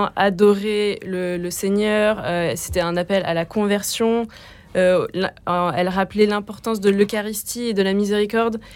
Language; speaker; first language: French; native; French